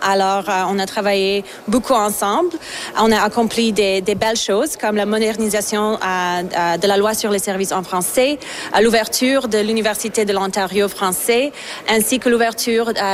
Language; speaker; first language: French; non-native, fluent; Slovak